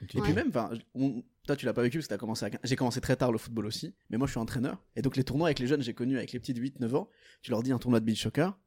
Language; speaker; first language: French; non-native, fluent; Portuguese